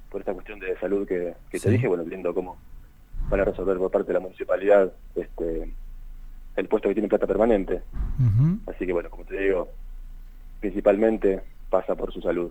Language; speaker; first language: Spanish; native; Spanish